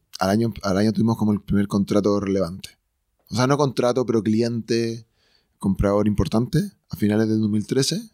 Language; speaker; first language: Spanish; native; Spanish